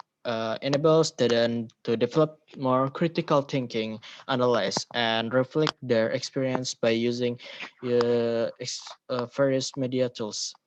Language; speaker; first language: English; non-native, learner; Indonesian